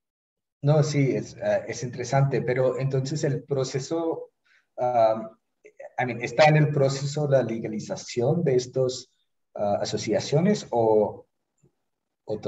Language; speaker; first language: Spanish; non-native, fluent; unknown